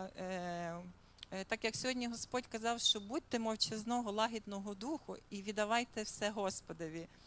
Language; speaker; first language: Ukrainian; native; Ukrainian